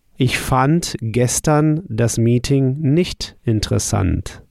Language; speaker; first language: German; non-native, fluent; English